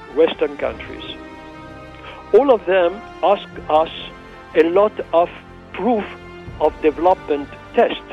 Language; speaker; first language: English; non-native, fluent; Arabic